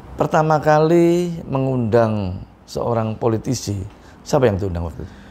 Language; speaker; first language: Indonesian; non-native, local second language; Javanese